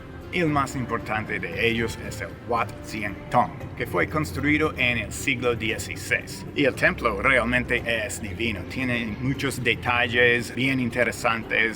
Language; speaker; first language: Spanish; non-native, fluent; English